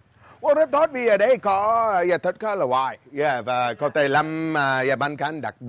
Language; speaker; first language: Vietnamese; non-native, learner; English